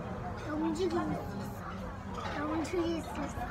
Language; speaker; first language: Korean; early bilingual, heritage; Korean